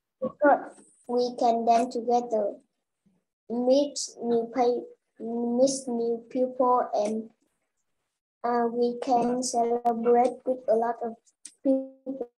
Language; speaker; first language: English; non-native, learner; Vietnamese